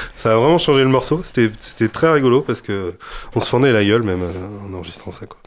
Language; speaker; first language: French; native; French